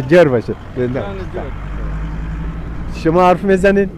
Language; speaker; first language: Persian; non-native, local second language; Uzbek